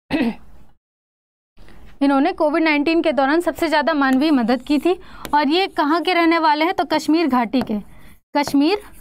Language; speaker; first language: Hindi; native; Hindi